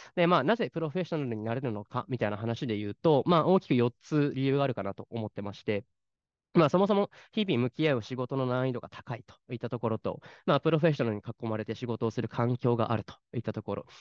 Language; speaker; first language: Japanese; native; Japanese